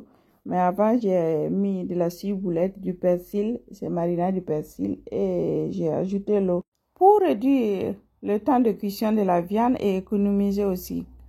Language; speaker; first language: French; non-native, local second language; Mossi